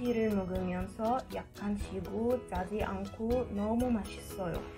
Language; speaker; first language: Korean; non-native, learner; Arabic